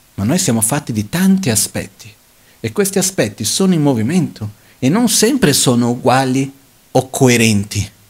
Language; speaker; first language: Italian; non-native, fluent; Portuguese